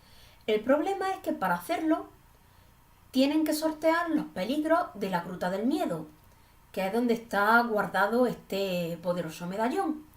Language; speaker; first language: Spanish; native; Spanish